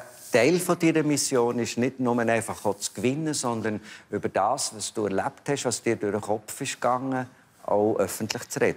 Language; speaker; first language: German; native; German